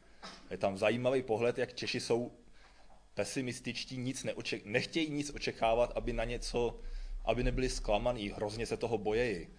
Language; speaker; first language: Czech; native; Czech